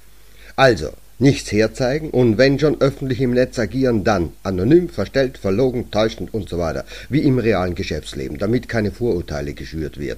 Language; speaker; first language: German; native; German